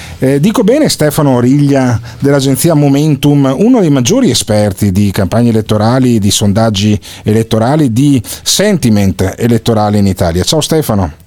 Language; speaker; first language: Italian; native; Italian